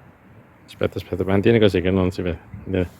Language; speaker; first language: Italian; native; Italian